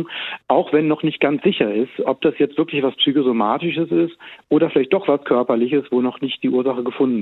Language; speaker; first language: German; native; German